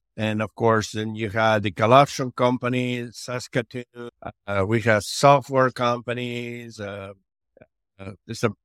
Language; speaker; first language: English; non-native, fluent; Spanish